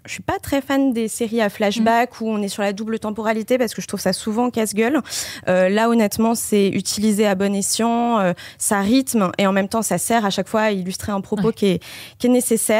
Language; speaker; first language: French; native; French